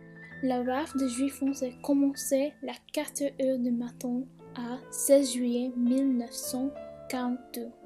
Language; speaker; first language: French; non-native, learner; English